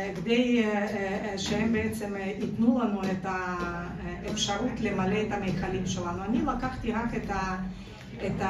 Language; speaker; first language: Hebrew; non-native, fluent; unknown